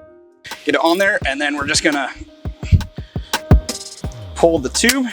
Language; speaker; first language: English; native; English